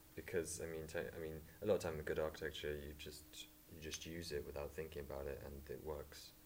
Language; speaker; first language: English; native; English